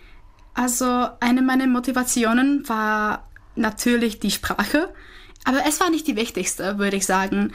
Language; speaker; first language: German; non-native, fluent; Czech